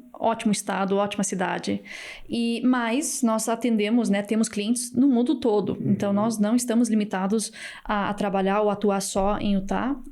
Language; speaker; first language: Portuguese; early bilingual, heritage; Portuguese